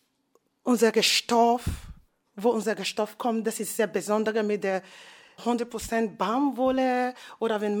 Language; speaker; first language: German; non-native, learner; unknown